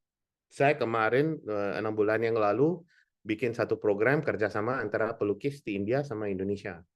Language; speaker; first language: Indonesian; non-native, fluent; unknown